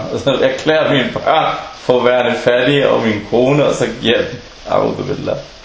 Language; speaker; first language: Danish; non-native, local second language; Arabic